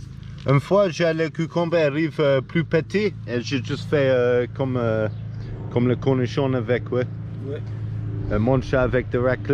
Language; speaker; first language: French; non-native, learner; English